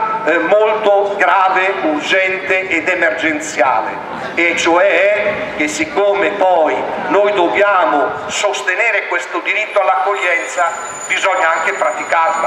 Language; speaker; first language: Italian; native; Italian